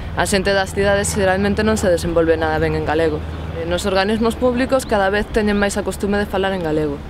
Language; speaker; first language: Galician; non-native, local second language; Spanish